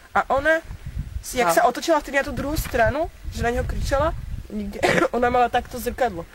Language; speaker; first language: Slovak; native; Slovak